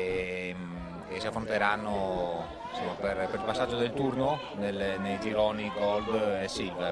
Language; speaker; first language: Italian; native; Italian